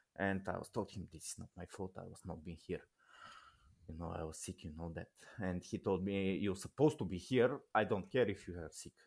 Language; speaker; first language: English; non-native, learner; Bulgarian